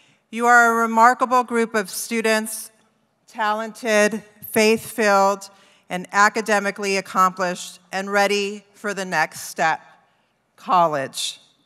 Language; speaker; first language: English; early bilingual, other home language; Spanish